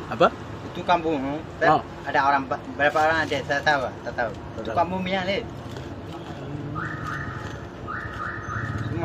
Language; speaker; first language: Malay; non-native, learner; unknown